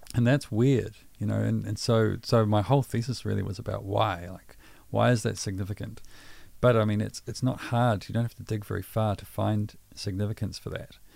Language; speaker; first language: English; native; English